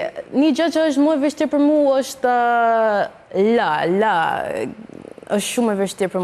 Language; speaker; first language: Albanian; non-native, learner; English